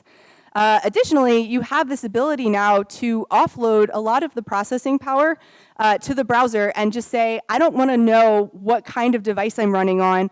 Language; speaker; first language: English; native; English